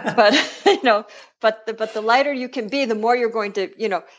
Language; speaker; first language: English; native; English